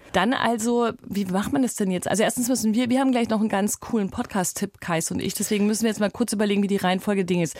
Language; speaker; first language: German; native; German